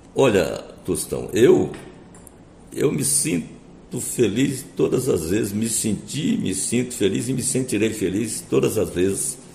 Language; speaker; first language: Portuguese; native; Portuguese